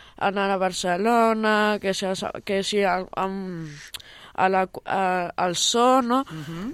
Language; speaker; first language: Catalan; non-native, local second language; Spanish